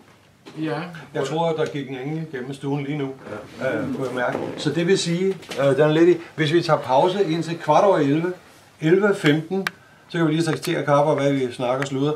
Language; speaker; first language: Danish; native; Danish